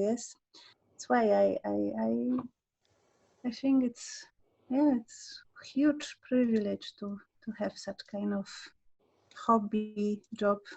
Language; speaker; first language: English; non-native, learner; Polish